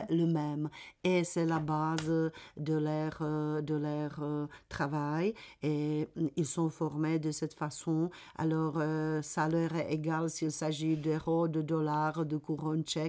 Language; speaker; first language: French; non-native, fluent; Czech